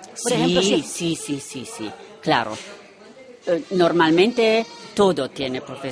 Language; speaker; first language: Spanish; non-native, learner; Romanian